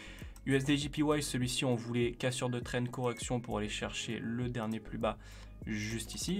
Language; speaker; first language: French; native; French